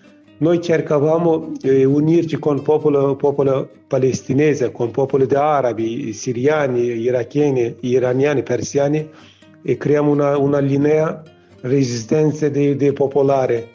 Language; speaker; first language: Italian; non-native, learner; Kurdish